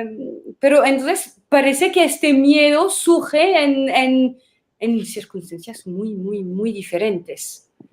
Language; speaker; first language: Spanish; non-native, fluent; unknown